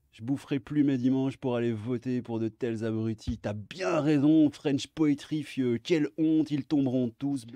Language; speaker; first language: French; native; French